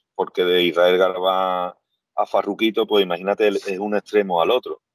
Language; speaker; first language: Spanish; native; Spanish